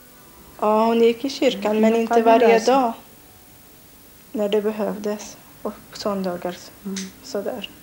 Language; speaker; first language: Swedish; non-native, learner; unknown